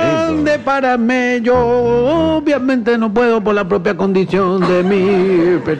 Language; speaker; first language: Spanish; native; Spanish